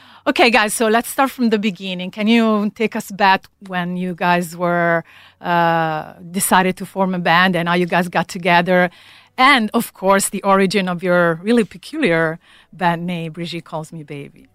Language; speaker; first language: English; non-native, fluent; Italian